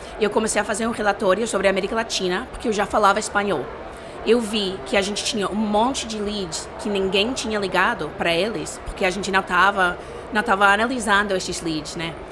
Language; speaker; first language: Portuguese; non-native, fluent; English